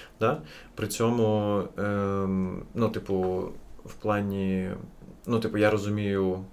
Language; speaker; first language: Ukrainian; non-native, local second language; Russian